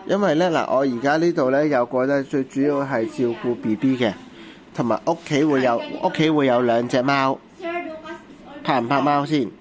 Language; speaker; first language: Cantonese; native; Cantonese